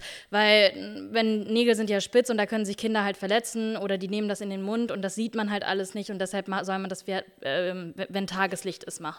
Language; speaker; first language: German; native; German